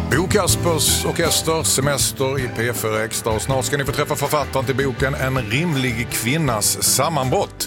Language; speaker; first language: Swedish; native; Swedish